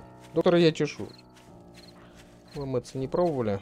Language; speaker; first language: Russian; native; Russian